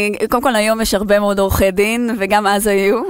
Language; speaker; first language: Hebrew; native; Hebrew